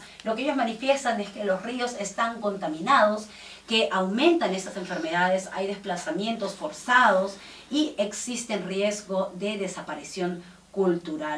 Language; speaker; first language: Spanish; native; Spanish